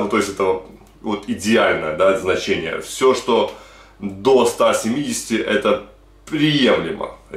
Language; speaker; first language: Russian; native; Russian